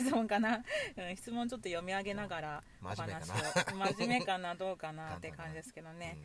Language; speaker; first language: Japanese; native; Japanese